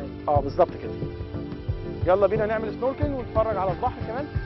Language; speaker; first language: Arabic; native; Arabic